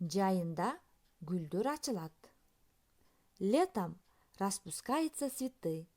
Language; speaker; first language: Russian; non-native, local second language; Kyrgyz